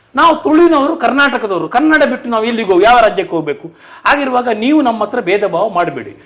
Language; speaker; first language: Kannada; non-native, local second language; Tulu